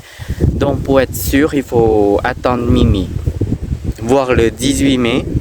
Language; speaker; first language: French; non-native, fluent; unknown